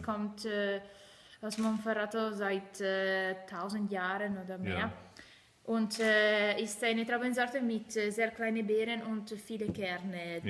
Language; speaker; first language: German; non-native, learner; Italian